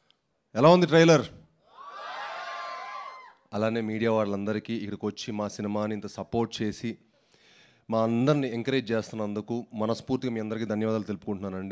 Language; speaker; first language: Telugu; native; Telugu